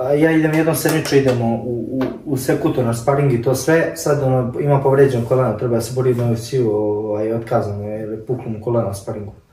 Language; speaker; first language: Serbian; early bilingual, heritage; Serbian